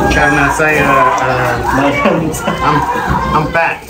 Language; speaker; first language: Indonesian; non-native, learner; English